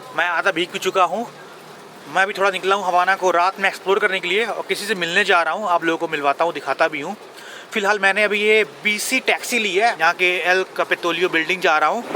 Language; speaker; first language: Hindi; native; Hindi